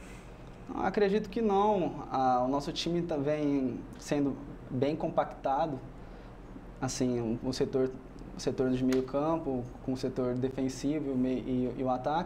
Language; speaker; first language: Portuguese; native; Portuguese